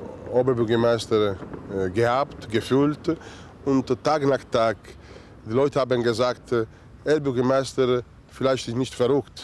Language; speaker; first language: German; non-native, learner; Italian